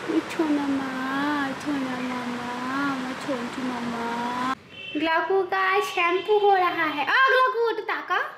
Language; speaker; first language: Hindi; non-native, local second language; Bangla